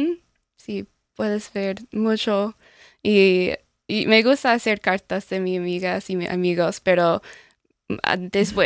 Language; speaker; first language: Spanish; non-native, learner; English